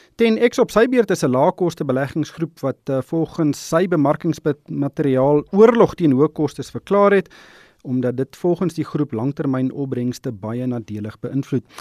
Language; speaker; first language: Afrikaans; native; Afrikaans